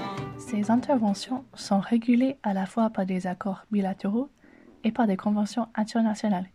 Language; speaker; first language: French; native; French